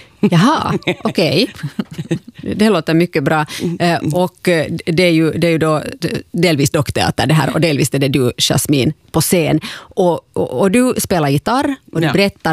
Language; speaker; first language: Swedish; native; Swedish